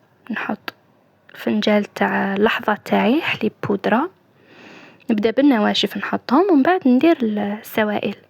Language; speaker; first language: Arabic; native; Arabic